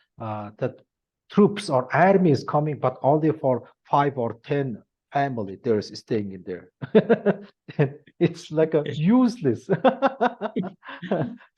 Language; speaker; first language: English; non-native, learner; Mongolian